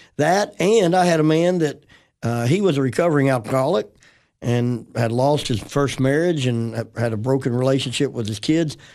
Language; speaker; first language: English; native; English